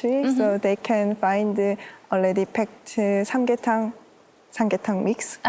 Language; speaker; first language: English; non-native, learner; Korean